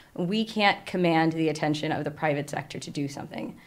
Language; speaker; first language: English; native; English